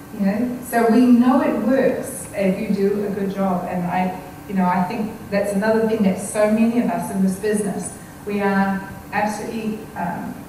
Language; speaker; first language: English; native; English